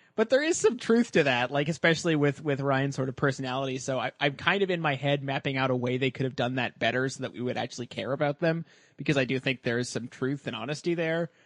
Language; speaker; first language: English; native; English